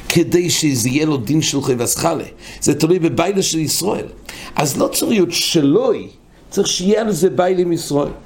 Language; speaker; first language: Hebrew; non-native, fluent; English